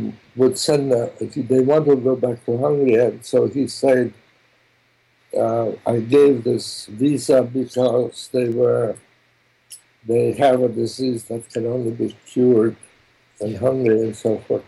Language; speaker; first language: English; non-native, fluent; German